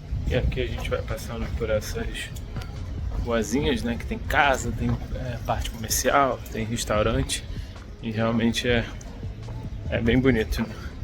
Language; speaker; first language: Portuguese; native; Portuguese